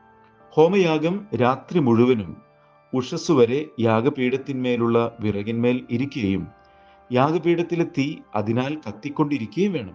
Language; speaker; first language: Malayalam; native; Malayalam